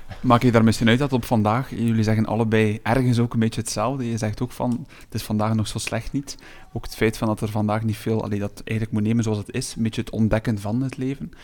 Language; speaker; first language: Dutch; native; Dutch